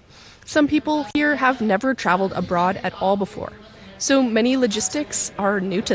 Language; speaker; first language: English; native; English